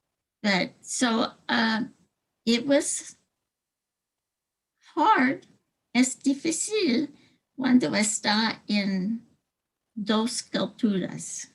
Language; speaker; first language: Spanish; early bilingual, heritage; English